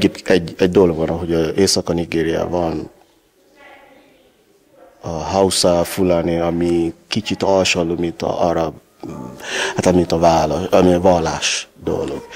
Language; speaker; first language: Hungarian; non-native, learner; Yoruba